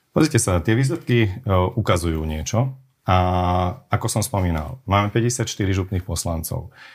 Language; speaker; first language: Slovak; non-native, local second language; Hungarian